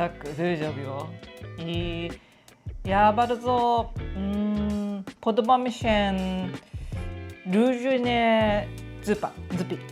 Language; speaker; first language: Polish; non-native, learner; Japanese